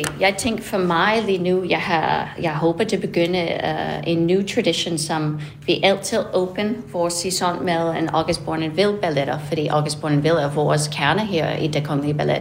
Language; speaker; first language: Danish; non-native, fluent; English